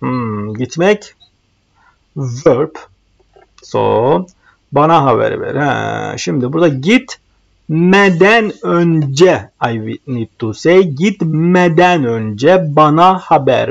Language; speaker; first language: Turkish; non-native, fluent; Arabic